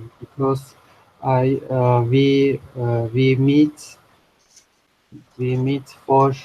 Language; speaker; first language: English; non-native, learner; Turkish